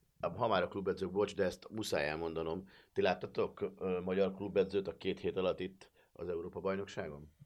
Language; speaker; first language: Hungarian; native; Hungarian